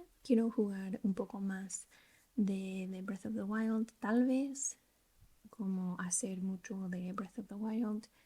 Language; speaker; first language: Spanish; non-native, learner; English